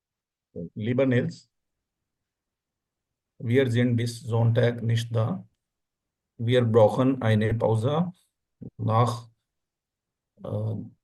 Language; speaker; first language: German; non-native, learner; Urdu